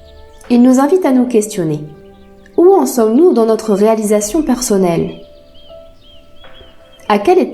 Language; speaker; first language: French; native; French